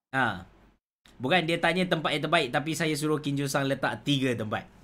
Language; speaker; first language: Malay; native; Malay